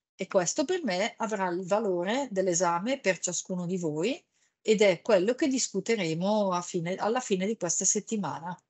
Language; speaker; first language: Italian; native; Italian